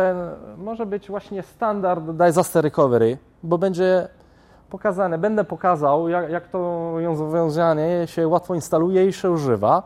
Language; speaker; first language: Polish; non-native, fluent; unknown